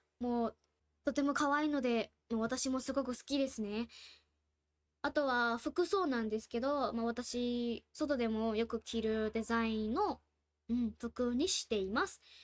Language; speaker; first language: Japanese; non-native, fluent; Burmese